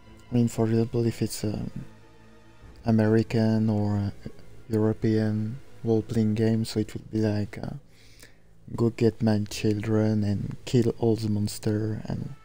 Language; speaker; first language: English; non-native, fluent; French